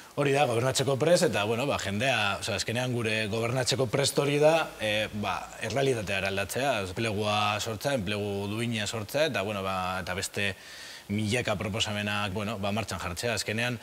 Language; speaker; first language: Basque; non-native, local second language; Spanish